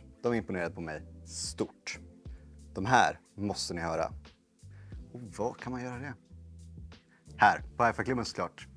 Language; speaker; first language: Swedish; native; Swedish